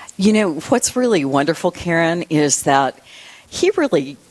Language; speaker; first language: English; native; English